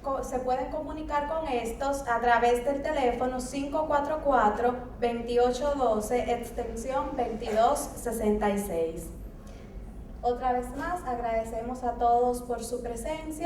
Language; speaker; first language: Spanish; native; Spanish